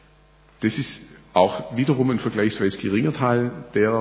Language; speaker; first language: German; native; German